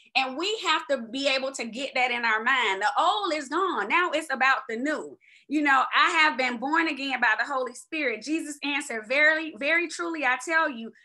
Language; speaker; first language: English; native; English